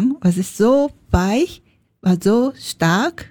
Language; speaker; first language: German; non-native, learner; Japanese